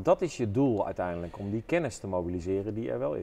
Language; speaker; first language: Dutch; native; Dutch